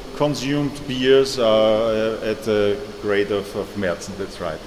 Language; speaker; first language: English; non-native, fluent; German